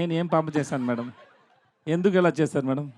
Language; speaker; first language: Telugu; non-native, learner; Tamil